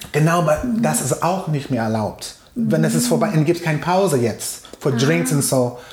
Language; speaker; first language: German; non-native, fluent; English